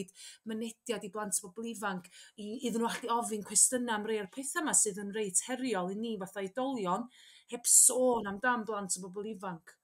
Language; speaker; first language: Welsh; native; Welsh